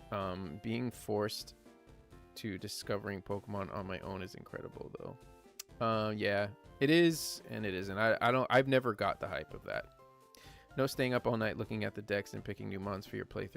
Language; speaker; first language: English; native; English